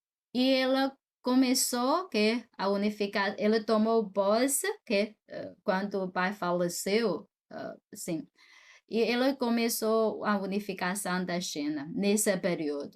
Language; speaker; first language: Portuguese; non-native, fluent; Chinese